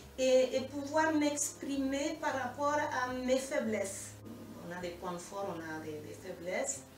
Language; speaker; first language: French; non-native, fluent; Spanish